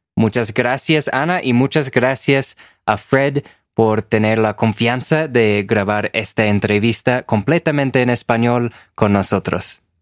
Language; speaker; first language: Spanish; non-native, fluent; English